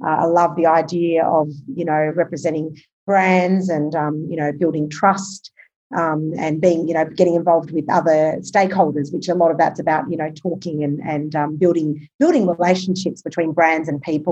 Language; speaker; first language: English; native; English